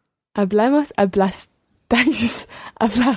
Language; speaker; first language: Spanish; non-native, learner; English